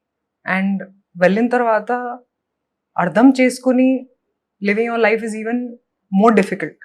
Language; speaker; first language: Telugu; non-native, fluent; Hindi